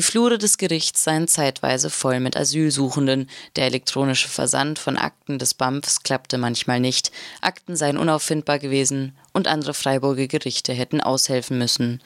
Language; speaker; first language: German; native; German